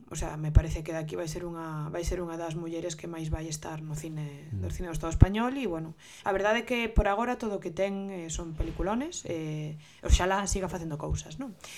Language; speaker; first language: Galician; non-native, local second language; Spanish